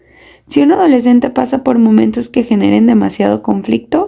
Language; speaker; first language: Spanish; native; Spanish